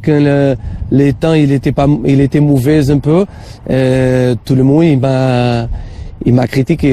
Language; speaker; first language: French; non-native, fluent; Portuguese